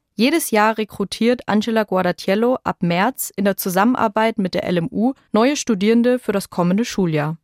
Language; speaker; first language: German; native; German